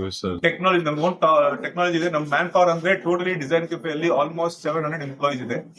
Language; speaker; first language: Kannada; non-native, local second language; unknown